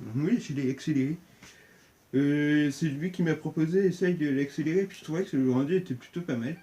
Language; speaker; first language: French; native; French